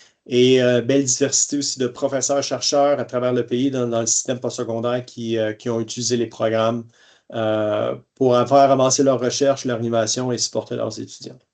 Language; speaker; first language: French; native; French